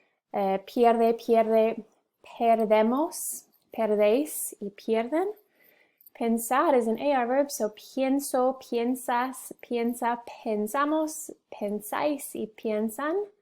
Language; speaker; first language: Spanish; non-native, fluent; English